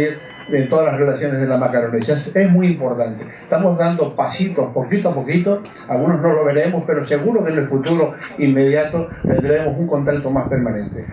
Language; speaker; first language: Spanish; native; Spanish